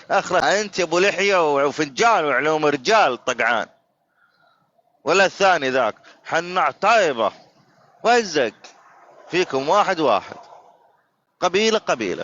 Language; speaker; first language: Arabic; native; Arabic